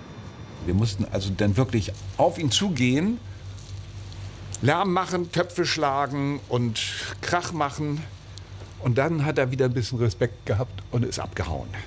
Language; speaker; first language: German; native; German